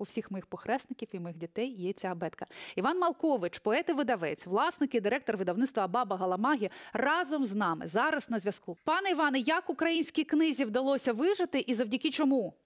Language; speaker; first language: Ukrainian; early bilingual, other home language; Russian